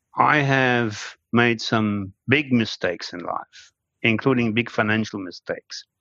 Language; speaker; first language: English; non-native, fluent; German